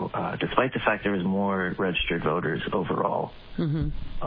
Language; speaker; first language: English; native; English